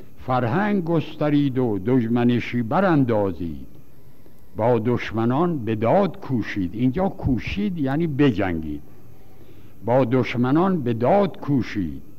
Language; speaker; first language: Persian; native; Persian